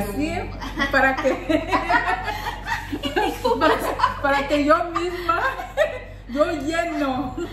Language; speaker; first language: Spanish; non-native, learner; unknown